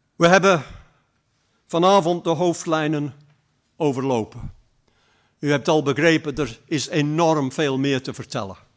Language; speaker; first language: Dutch; non-native, fluent; English